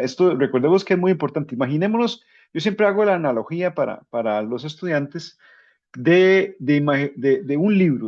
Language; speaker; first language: Spanish; native; Spanish